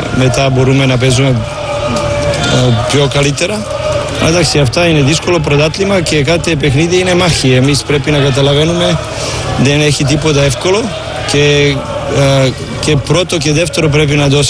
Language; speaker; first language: Greek; non-native, learner; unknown